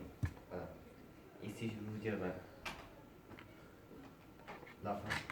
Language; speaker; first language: French; non-native, fluent; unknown